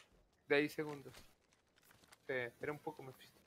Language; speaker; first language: Portuguese; non-native, learner; Spanish